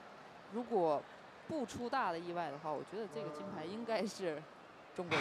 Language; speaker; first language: Chinese; native; Chinese